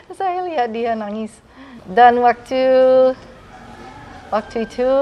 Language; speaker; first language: Indonesian; non-native, fluent; English